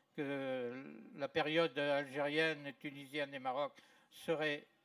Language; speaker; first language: French; native; French